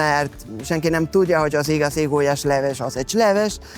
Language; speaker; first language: Hungarian; non-native, fluent; Spanish